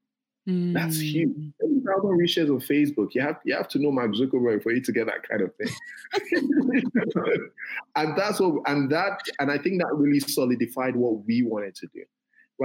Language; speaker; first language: English; non-native, local second language; Yoruba